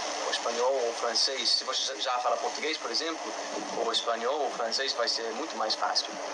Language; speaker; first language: Portuguese; non-native, fluent; English